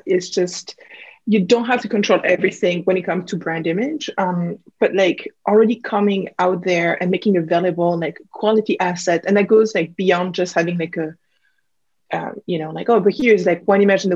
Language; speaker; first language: English; non-native, fluent; French